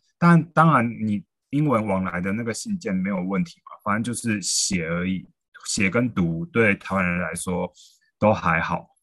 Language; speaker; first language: Chinese; native; Chinese